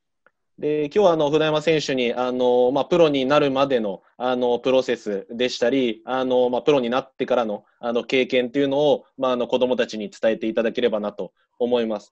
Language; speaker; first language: Japanese; native; Japanese